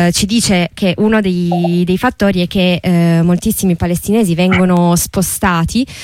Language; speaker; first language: Italian; native; Italian